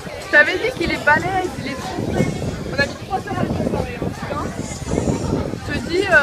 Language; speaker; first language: French; native; French